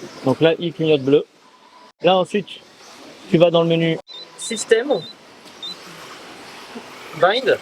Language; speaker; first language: French; native; French